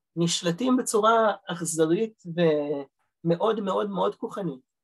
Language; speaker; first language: Hebrew; early bilingual, other home language; Russian